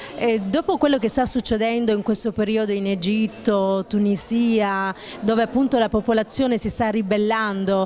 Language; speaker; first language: Italian; native; Italian